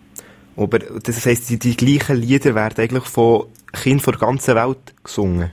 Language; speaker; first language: German; native; German